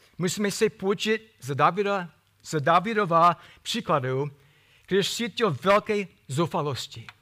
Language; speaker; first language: Czech; non-native, fluent; English